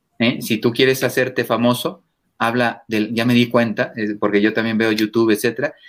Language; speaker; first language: Spanish; native; Spanish